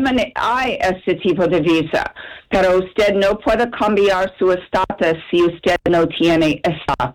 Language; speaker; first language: Spanish; non-native, fluent; English